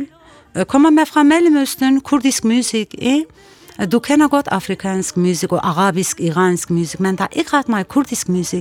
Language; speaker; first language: Danish; non-native, learner; Kurdish